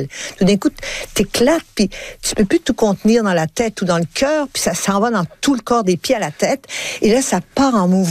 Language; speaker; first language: French; native; French